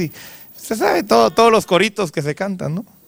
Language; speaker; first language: Spanish; native; Spanish